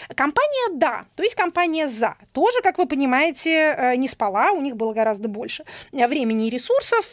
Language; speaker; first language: Russian; native; Russian